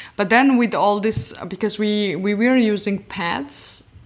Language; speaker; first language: English; non-native, fluent; Georgian